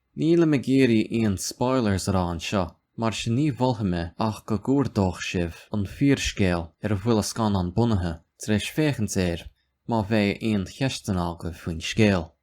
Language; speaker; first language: Irish; non-native, local second language; English